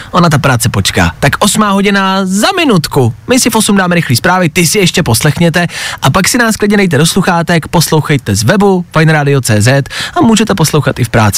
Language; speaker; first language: Czech; native; Czech